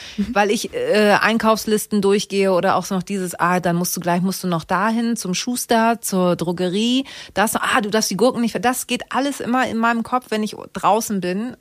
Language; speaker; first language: German; native; German